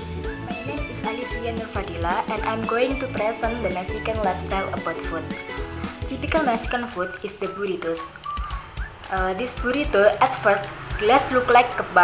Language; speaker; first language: English; non-native, learner; Indonesian